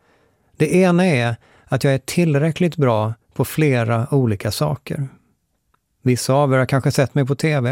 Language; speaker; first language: Swedish; native; Swedish